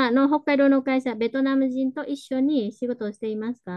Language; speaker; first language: Japanese; non-native, fluent; Vietnamese